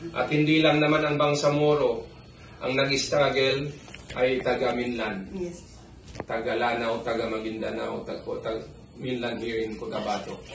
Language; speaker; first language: Filipino; non-native, local second language; Tausug